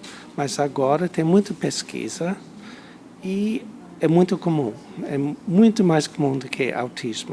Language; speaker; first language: Portuguese; non-native, fluent; English